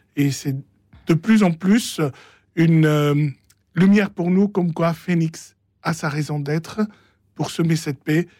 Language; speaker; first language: French; non-native, local second language; Arabic